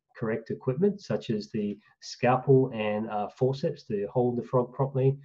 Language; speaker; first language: English; native; English